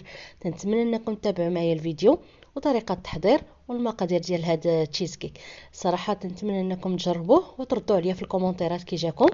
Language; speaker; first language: Arabic; native; Arabic